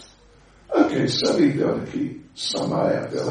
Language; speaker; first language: Russian; non-native, learner; English